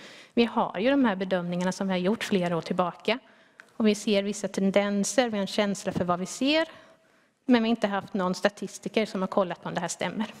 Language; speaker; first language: Swedish; native; Swedish